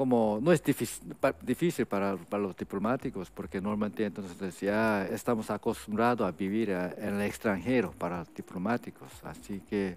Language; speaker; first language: Spanish; non-native, fluent; Korean